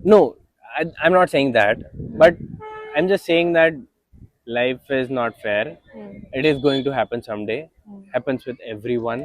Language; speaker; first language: English; non-native, local second language; Hindi